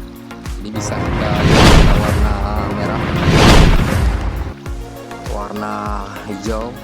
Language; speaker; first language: Indonesian; non-native, local second language; Achinese